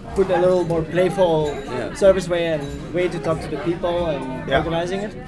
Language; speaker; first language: English; non-native, fluent; Dutch